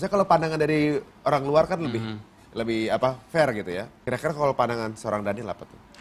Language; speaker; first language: Indonesian; native; Indonesian